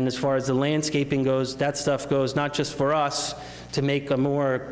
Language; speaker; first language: English; native; English